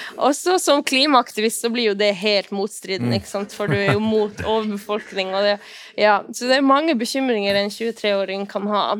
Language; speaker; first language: Norwegian; non-native, local second language; Northern Sami